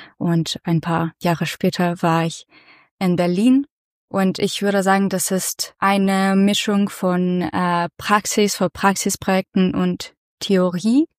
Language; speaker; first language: German; non-native, fluent; Russian